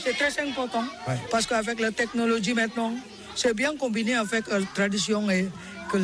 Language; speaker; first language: French; non-native, learner; Balinese